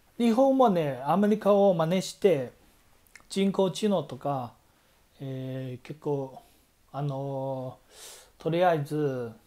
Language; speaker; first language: Japanese; non-native, fluent; Chinese